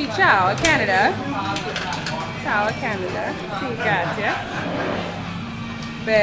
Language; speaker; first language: Italian; early bilingual, heritage; Italian